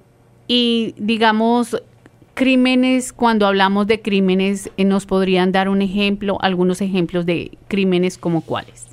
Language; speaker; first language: Spanish; native; Spanish